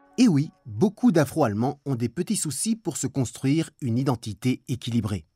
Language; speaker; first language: French; native; French